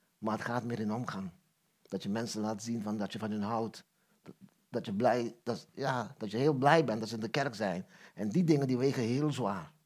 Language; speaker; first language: Dutch; non-native, local second language; Papiamento